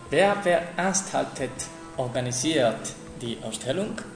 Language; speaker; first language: German; non-native, learner; Spanish